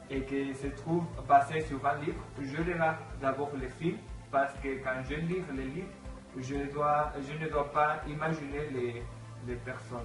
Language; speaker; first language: French; non-native, learner; Spanish